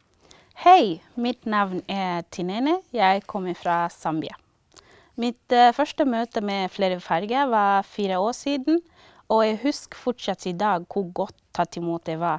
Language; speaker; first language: Norwegian; non-native, learner; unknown